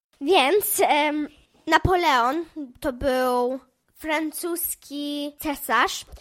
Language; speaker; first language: Polish; early bilingual, heritage; English